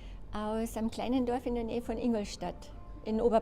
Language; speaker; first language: German; native; German